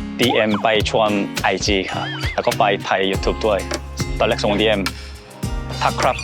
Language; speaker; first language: Thai; non-native, learner; Korean